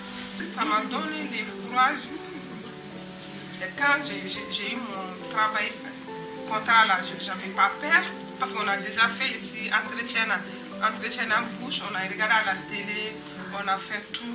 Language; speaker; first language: French; non-native, learner; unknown